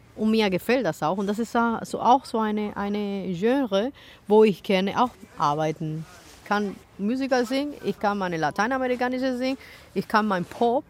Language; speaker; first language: German; non-native, fluent; Spanish